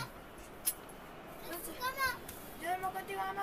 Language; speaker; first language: Spanish; native; Spanish